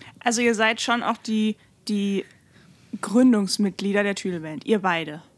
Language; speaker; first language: German; native; German